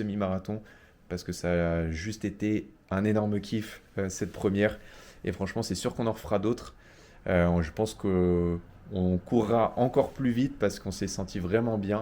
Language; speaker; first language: French; native; French